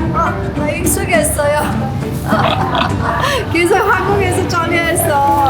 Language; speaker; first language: Korean; non-native, learner; Persian